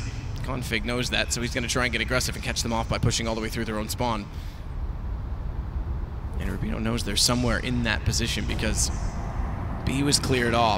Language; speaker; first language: English; native; English